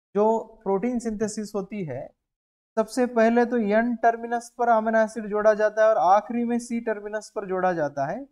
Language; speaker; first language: Hindi; native; Hindi